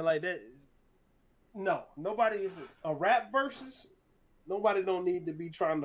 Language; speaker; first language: English; native; English